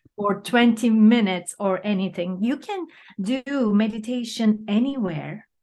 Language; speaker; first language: English; non-native, fluent; Turkish